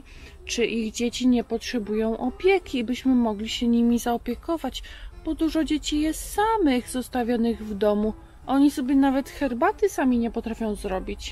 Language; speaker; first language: Polish; native; Polish